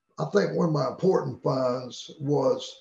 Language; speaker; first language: English; native; English